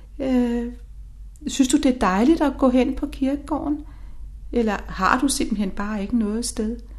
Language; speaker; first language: Danish; native; Danish